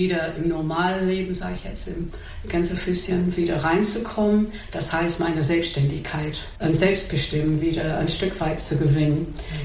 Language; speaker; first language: German; non-native, fluent; English